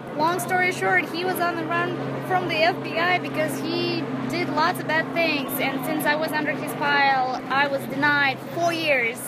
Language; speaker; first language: English; non-native, fluent; Russian